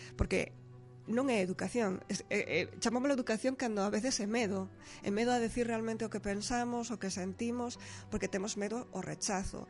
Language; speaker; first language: Galician; non-native, local second language; Spanish